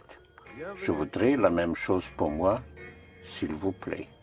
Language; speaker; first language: French; non-native, fluent; English